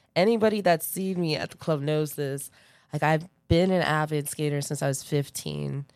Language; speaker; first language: English; early bilingual, other home language; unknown